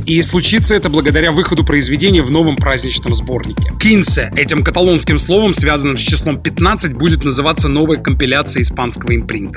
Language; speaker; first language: Russian; native; Russian